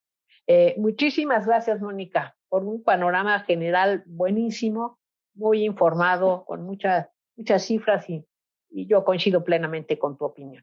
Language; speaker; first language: Spanish; native; Spanish